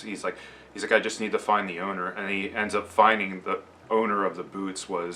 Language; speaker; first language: English; native; English